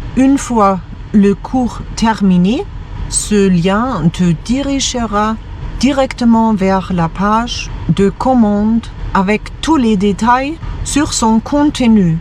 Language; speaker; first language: French; non-native, fluent; German